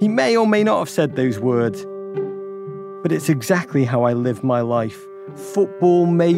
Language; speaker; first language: English; native; English